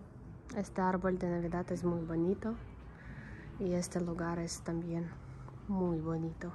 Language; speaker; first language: Spanish; non-native, learner; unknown